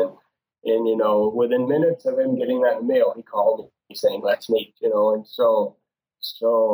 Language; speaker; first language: English; native; English